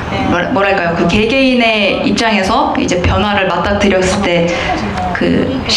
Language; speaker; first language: Korean; native; Korean